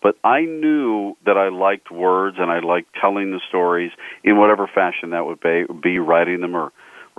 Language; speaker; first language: English; native; English